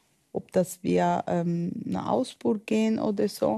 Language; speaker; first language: German; non-native, learner; Spanish